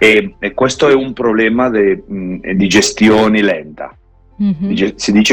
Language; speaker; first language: Italian; non-native, fluent; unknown